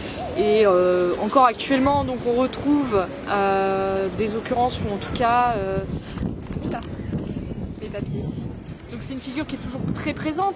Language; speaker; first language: French; native; French